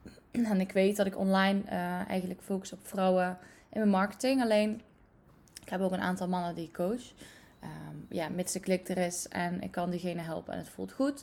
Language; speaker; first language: Dutch; native; Dutch